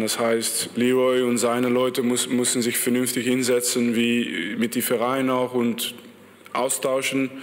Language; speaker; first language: German; non-native, fluent; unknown